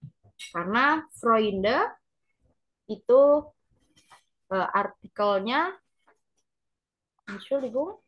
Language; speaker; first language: German; non-native, learner; Indonesian